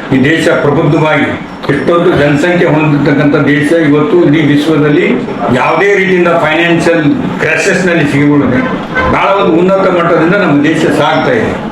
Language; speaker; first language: Kannada; native; Kannada